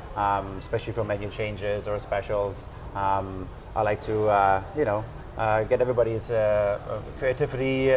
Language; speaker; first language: English; non-native, fluent; German